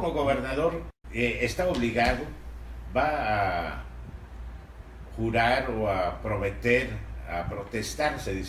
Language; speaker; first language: Spanish; native; Spanish